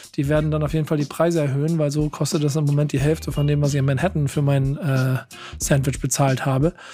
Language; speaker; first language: German; native; German